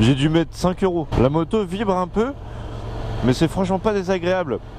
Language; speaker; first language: French; native; French